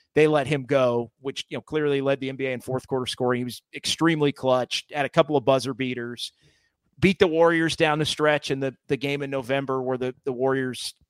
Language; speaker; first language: English; native; English